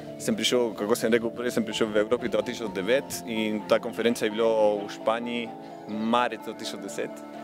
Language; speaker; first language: Slovenian; early bilingual, heritage; Slovenian